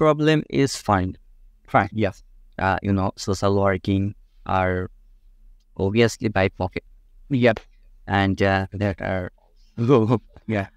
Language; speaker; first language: English; non-native, local second language; Bangla